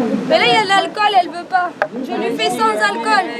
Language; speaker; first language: French; native; French